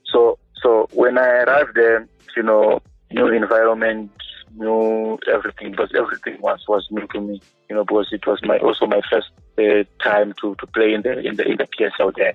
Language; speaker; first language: English; non-native, local second language; Shona